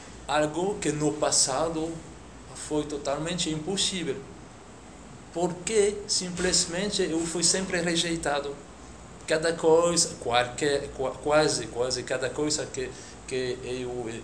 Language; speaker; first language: Portuguese; non-native, fluent; French